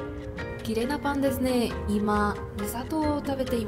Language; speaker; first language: Japanese; non-native, learner; Spanish